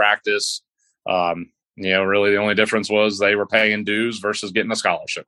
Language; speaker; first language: English; native; English